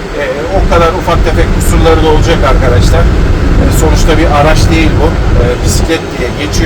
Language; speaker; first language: Turkish; native; Turkish